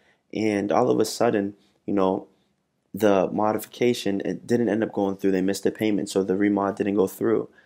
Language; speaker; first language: English; native; English